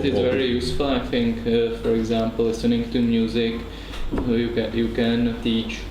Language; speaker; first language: English; non-native, learner; Czech